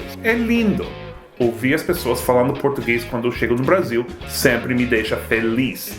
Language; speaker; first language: Portuguese; non-native, fluent; English